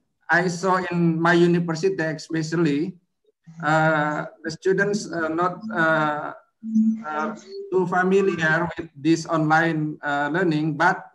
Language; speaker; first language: English; non-native, learner; Indonesian